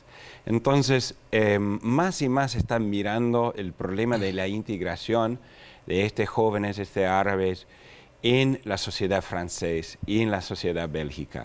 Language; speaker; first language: Spanish; non-native, fluent; English